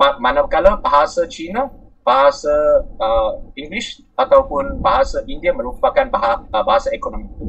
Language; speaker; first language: Malay; non-native, local second language; Chinese